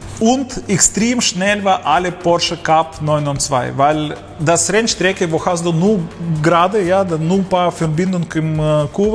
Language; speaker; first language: German; non-native, learner; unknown